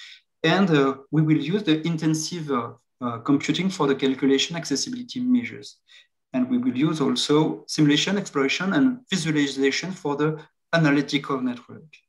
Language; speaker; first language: English; non-native, fluent; French